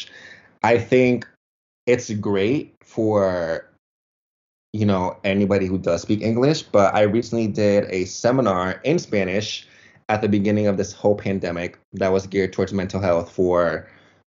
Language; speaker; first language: English; early bilingual, other home language; Spanish